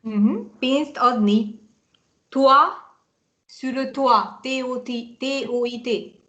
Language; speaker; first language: French; non-native, fluent; Hungarian